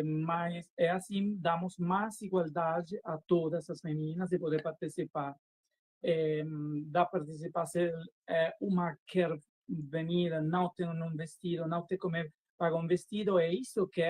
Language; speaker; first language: Portuguese; non-native, learner; Spanish